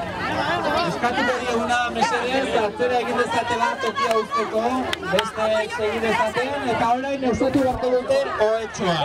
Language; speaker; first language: Basque; native; Basque